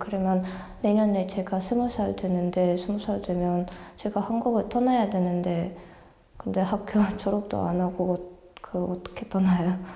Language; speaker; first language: Korean; non-native, fluent; Russian